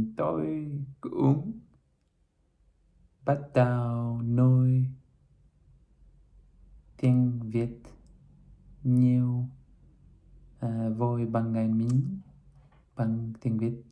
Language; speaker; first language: Vietnamese; non-native, learner; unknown